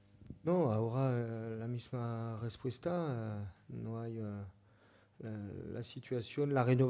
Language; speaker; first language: Spanish; non-native, fluent; French